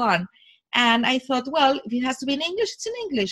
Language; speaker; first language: English; non-native, fluent; Spanish